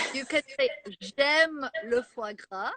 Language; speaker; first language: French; non-native, fluent; English